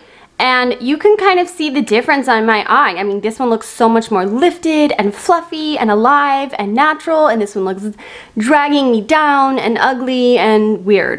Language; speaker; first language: English; native; English